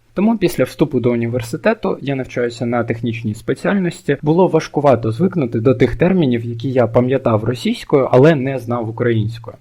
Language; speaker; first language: Ukrainian; non-native, local second language; Russian